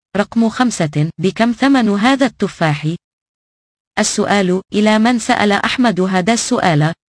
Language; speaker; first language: Arabic; non-native, fluent; Indonesian